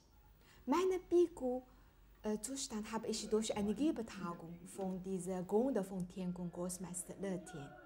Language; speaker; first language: German; non-native, learner; Chinese